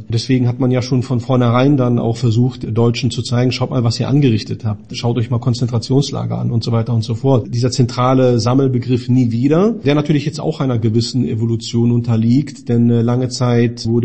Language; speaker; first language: German; native; German